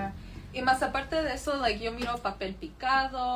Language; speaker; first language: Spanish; early bilingual, heritage; Spanish